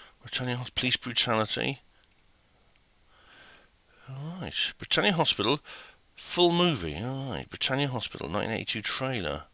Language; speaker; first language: English; native; English